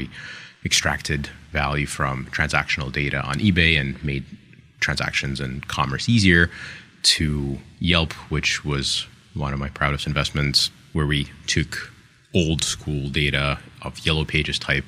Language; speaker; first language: English; non-native, fluent; Ukrainian